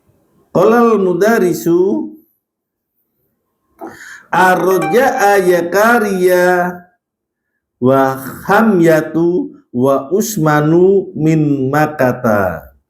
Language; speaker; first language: Arabic; non-native, fluent; Indonesian